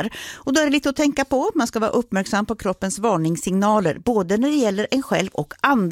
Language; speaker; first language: Swedish; native; Swedish